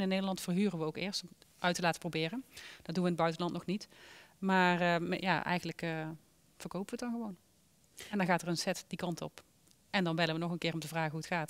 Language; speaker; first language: Dutch; native; Dutch